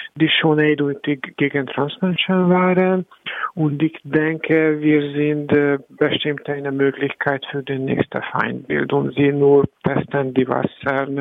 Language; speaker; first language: German; non-native, learner; Hungarian